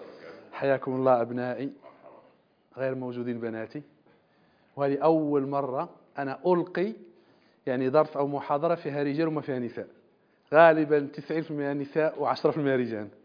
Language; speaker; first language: Arabic; native; Arabic